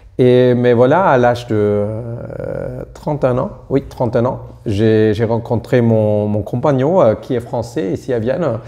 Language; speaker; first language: French; non-native, fluent; German